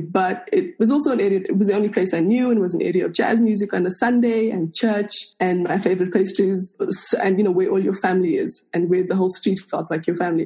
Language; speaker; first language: English; non-native, local second language; Afrikaans